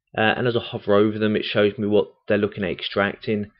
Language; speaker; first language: English; native; English